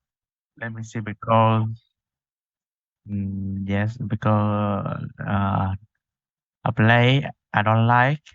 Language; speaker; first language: English; non-native, learner; Vietnamese